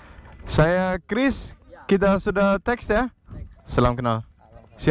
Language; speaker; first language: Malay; non-native, learner; Danish